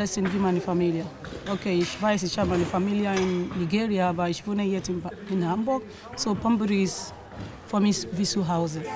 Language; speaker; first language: German; non-native, learner; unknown